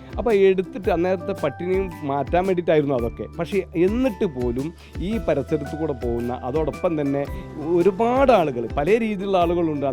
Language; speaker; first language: Malayalam; native; Malayalam